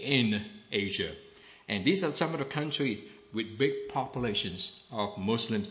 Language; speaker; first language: English; non-native, local second language; Min Nan Chinese